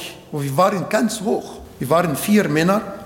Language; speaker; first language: German; non-native, learner; Arabic